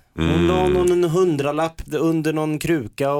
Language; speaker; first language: Swedish; native; Swedish